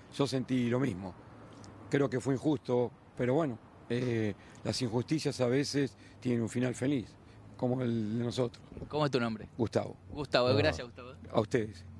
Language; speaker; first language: Spanish; native; Spanish